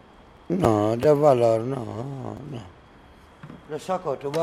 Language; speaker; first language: Spanish; non-native, learner; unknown